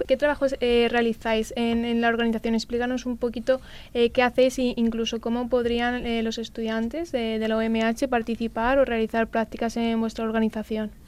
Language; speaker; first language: Spanish; native; Spanish